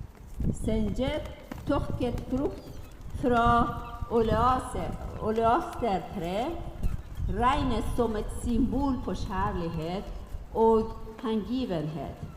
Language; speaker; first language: Norwegian; non-native, fluent; Persian